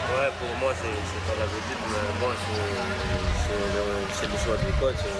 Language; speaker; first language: French; non-native, local second language; Malagasy